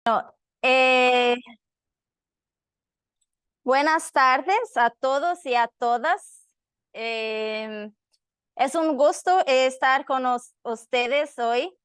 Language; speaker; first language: Spanish; non-native, learner; Portuguese